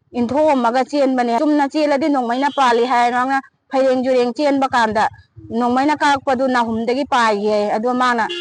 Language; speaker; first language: Manipuri; native; Manipuri